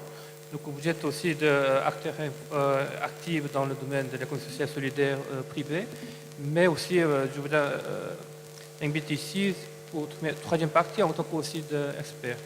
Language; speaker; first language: French; non-native, fluent; Korean